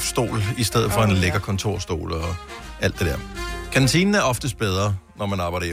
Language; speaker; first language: Danish; native; Danish